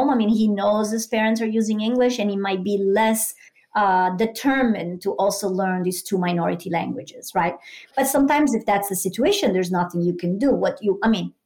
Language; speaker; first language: English; non-native, fluent; Italian